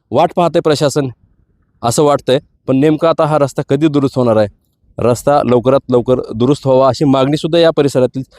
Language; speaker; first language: Marathi; native; Marathi